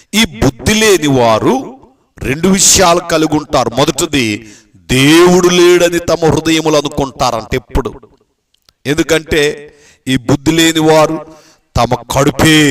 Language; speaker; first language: Telugu; native; Telugu